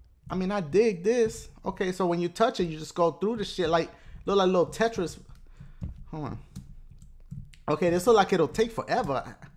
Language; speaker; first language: English; native; English